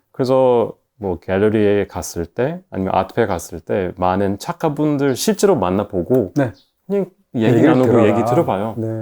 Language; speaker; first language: Korean; non-native, fluent; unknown